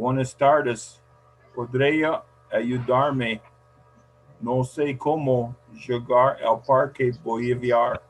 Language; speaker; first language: Spanish; non-native, learner; English